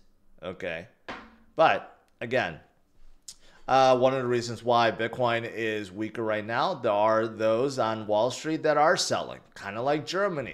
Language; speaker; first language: English; native; English